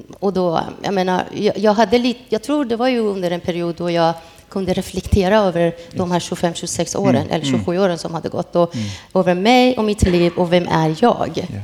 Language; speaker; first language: Swedish; non-native, fluent; Persian